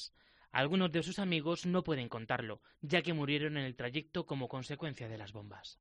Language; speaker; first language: Spanish; native; Spanish